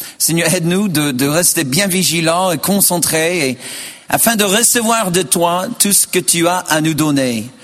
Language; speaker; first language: French; non-native, fluent; English